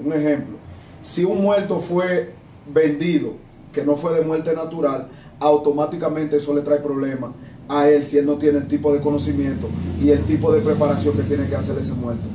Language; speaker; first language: Spanish; native; Spanish